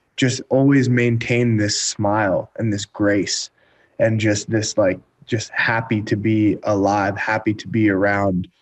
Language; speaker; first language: English; native; English